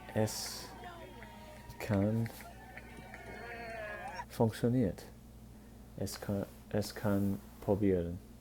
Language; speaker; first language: German; non-native, learner; English